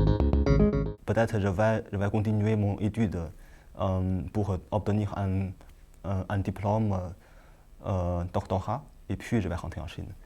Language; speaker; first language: French; non-native, learner; Chinese